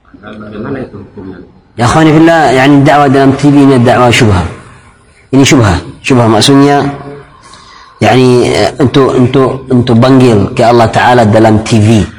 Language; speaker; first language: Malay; non-native, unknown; Arabic